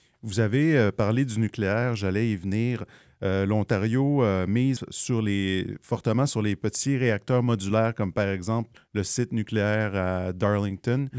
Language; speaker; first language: French; native; French